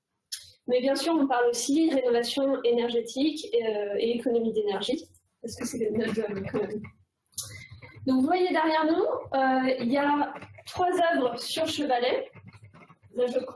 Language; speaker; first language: French; native; French